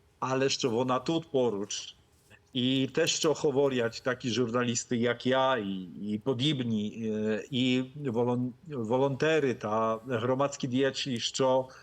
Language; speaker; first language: Polish; non-native, fluent; Ukrainian